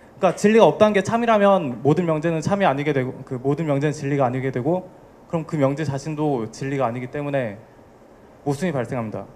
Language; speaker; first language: Korean; native; Korean